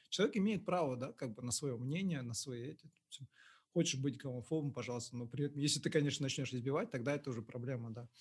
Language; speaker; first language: Russian; non-native, local second language; Kazakh